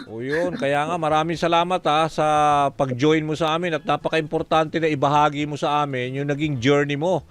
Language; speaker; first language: Filipino; native; Filipino